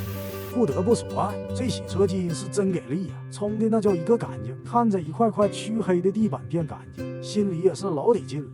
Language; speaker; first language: Chinese; native; Chinese